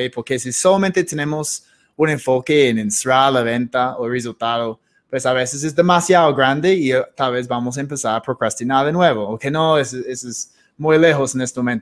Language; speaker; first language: Spanish; non-native, fluent; English